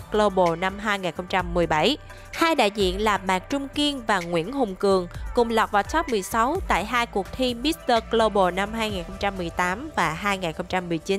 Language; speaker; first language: Vietnamese; native; Vietnamese